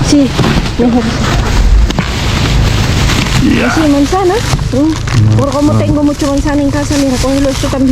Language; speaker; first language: Spanish; non-native, learner; Filipino